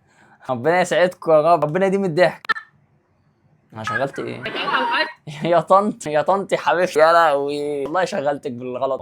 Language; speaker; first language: Arabic; native; Arabic